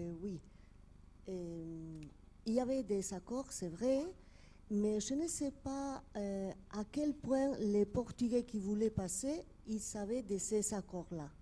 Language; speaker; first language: French; non-native, fluent; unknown